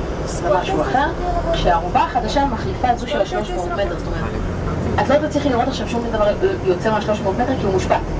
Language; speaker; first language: Hebrew; native; Hebrew